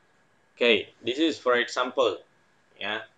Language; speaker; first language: English; non-native, fluent; Indonesian